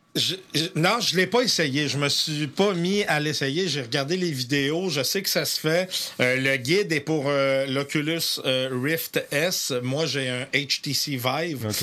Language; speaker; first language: French; native; French